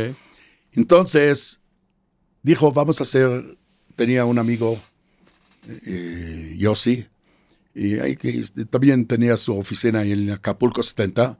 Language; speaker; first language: Spanish; non-native, fluent; Hebrew